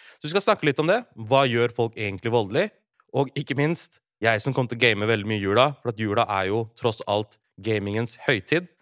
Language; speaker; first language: Norwegian; early bilingual, other home language; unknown